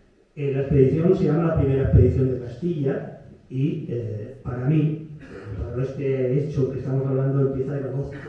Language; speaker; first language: Spanish; native; Spanish